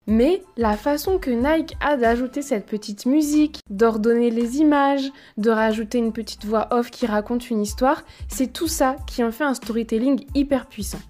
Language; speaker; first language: French; native; French